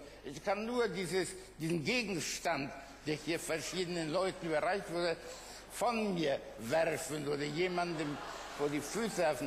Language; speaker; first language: German; early bilingual, other home language; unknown